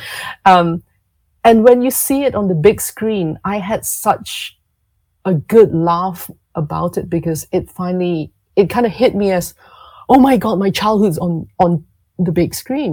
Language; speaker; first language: English; non-native, local second language; Cantonese